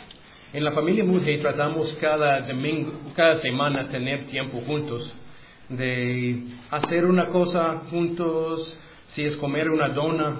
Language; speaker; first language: Spanish; non-native, learner; English